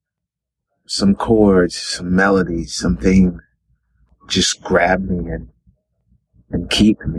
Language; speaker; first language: English; native; English